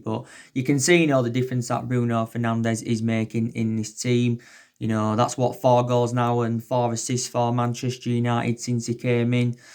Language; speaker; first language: English; native; English